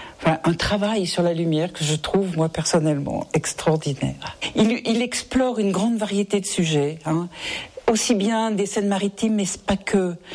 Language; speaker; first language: French; native; French